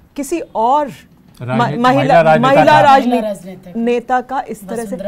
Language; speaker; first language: Hindi; native; Hindi